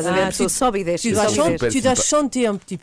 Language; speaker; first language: French; non-native, learner; Portuguese